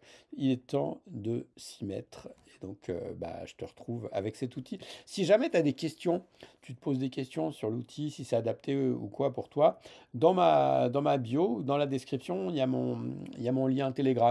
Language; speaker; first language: French; native; French